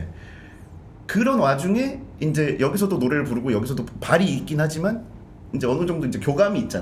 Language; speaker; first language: Korean; native; Korean